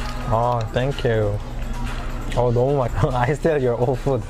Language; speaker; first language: English; non-native, learner; Korean